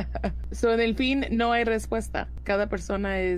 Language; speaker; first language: Spanish; early bilingual, heritage; Spanish